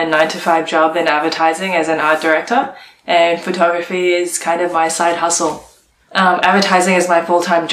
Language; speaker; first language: English; non-native, local second language; Cantonese